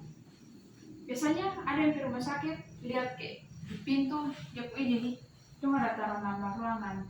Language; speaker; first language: Indonesian; native; Indonesian